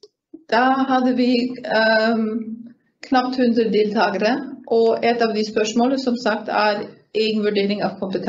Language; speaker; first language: Norwegian; non-native, fluent; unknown